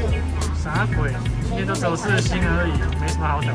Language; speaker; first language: Chinese; native; Chinese